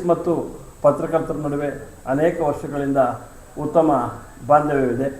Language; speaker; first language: Kannada; native; Kannada